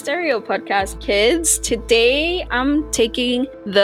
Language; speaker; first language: English; non-native, fluent; Spanish